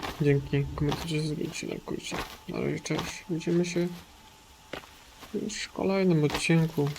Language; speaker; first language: Polish; native; Polish